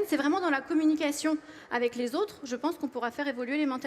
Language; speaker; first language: French; native; French